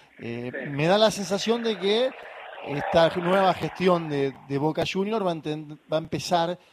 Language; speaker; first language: Spanish; native; Spanish